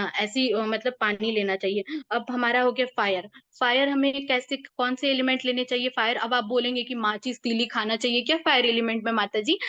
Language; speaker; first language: Hindi; native; Hindi